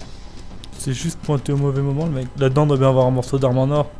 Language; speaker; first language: French; native; French